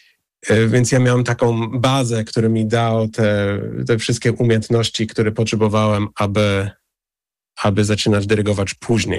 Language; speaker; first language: Polish; non-native, fluent; English